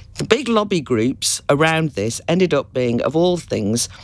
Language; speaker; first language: English; native; English